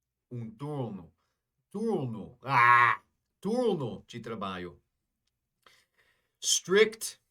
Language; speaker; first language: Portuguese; non-native, fluent; English